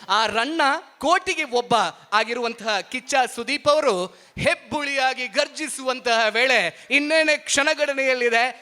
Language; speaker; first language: Kannada; non-native, local second language; Tulu